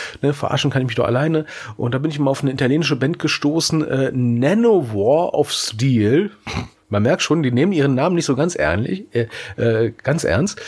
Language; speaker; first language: German; native; German